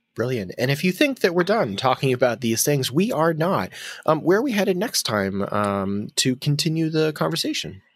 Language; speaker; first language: English; native; English